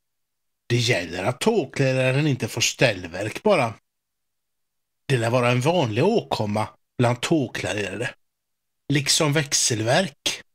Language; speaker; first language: Swedish; native; Swedish